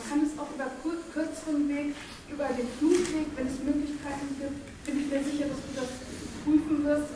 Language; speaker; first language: German; early bilingual, other home language; Turkish